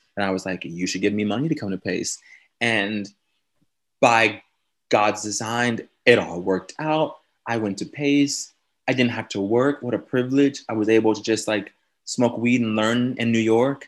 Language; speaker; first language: English; native; English